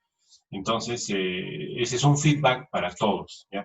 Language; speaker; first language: Spanish; native; Spanish